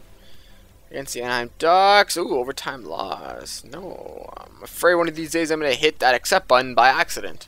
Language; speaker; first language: English; native; English